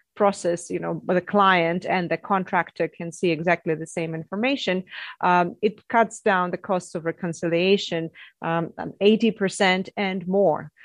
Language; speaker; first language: English; non-native, fluent; Russian